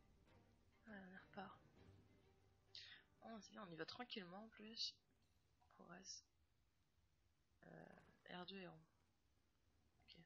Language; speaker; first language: French; native; French